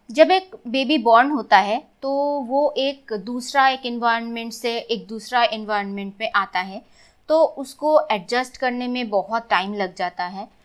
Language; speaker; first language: Hindi; non-native, local second language; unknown